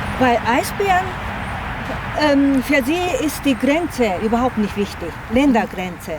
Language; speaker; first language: German; non-native, fluent; Japanese